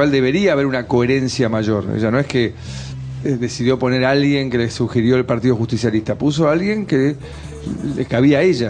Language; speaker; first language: Spanish; native; Spanish